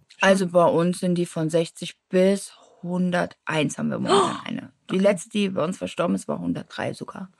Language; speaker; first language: German; native; German